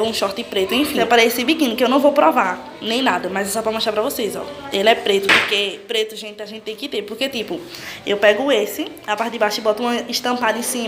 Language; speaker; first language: Portuguese; native; Portuguese